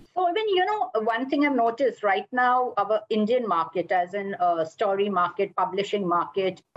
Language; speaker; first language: English; non-native, local second language; Gujarati